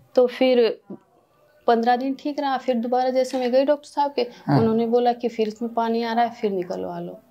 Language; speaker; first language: Hindi; native; Hindi